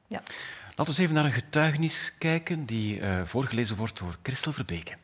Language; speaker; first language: Dutch; native; Dutch